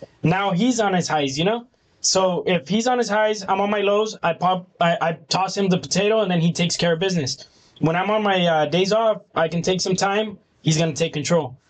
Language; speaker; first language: English; early bilingual, other home language; Spanish